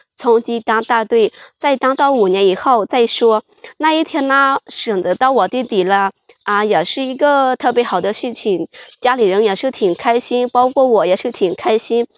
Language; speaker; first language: Chinese; non-native, fluent; Lao